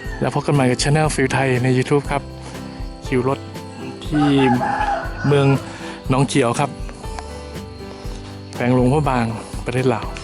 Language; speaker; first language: Thai; native; Thai